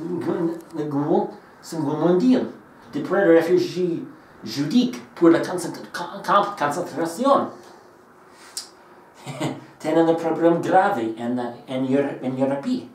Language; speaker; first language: French; non-native, learner; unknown